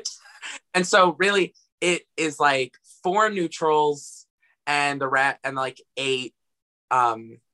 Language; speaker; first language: English; native; English